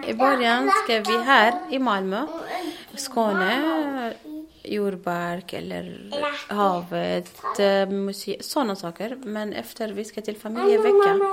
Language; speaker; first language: Swedish; non-native, learner; Arabic